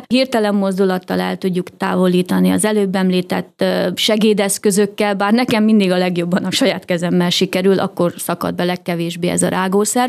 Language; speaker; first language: Hungarian; native; Hungarian